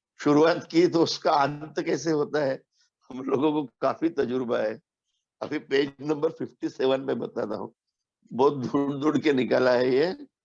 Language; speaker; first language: Hindi; non-native, local second language; Marathi